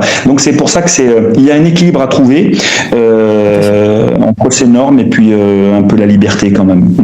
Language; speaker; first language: French; native; French